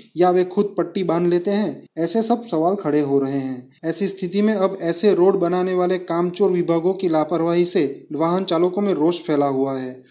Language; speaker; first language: Hindi; non-native, local second language; Gujarati